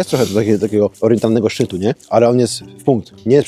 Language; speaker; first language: Polish; native; Polish